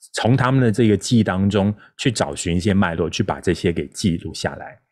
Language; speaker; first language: Chinese; non-native, local second language; Min Nan Chinese